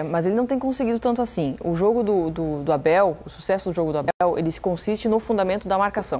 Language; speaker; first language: Portuguese; native; Portuguese